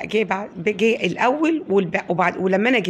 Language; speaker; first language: Arabic; native; Arabic